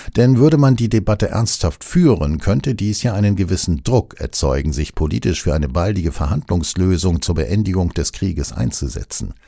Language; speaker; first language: German; native; German